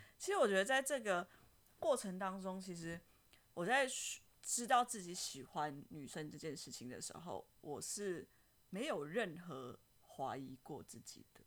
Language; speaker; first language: Chinese; native; Chinese